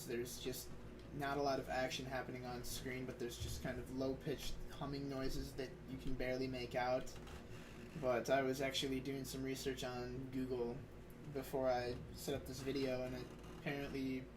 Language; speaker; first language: English; native; English